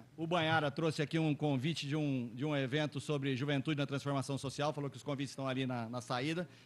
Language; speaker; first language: Portuguese; native; Portuguese